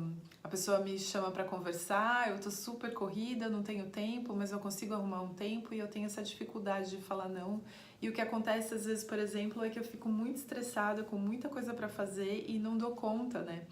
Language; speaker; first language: Portuguese; native; Portuguese